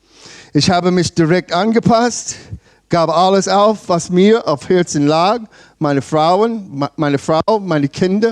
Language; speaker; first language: German; non-native, learner; English